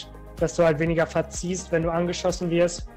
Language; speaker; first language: German; native; German